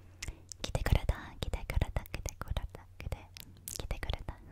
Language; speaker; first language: Japanese; non-native, learner; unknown